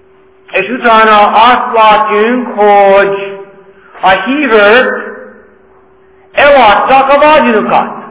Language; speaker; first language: Hungarian; non-native, fluent; English